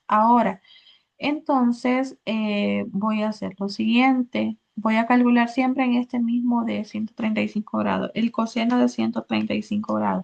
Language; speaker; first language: Spanish; native; Spanish